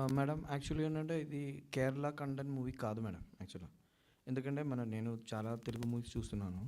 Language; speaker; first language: Telugu; non-native, local second language; Malayalam